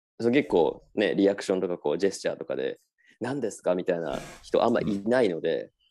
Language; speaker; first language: Japanese; native; Japanese